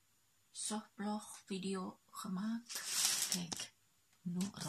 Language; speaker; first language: Dutch; non-native, learner; Indonesian